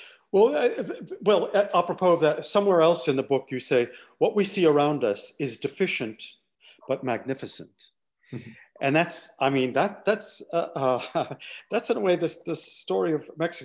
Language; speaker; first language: English; native; English